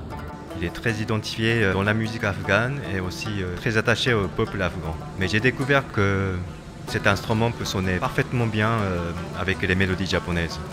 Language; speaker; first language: French; non-native, fluent; Japanese